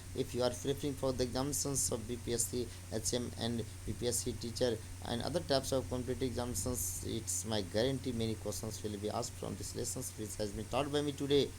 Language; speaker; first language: English; non-native, local second language; Hindi